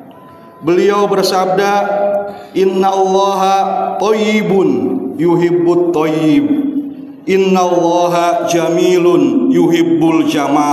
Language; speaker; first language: Indonesian; native; Indonesian